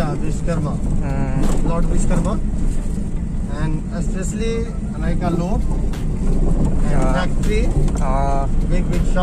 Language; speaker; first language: English; non-native, learner; Hindi